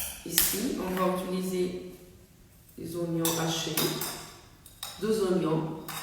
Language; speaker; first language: French; non-native, local second language; Arabic